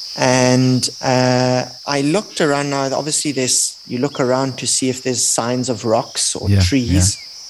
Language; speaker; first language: English; native; English